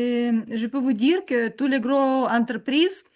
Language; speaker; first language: French; non-native, learner; Ukrainian